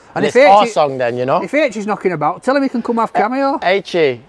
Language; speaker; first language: English; native; English